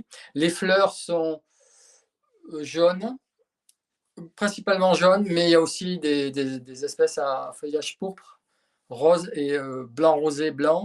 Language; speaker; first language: French; native; French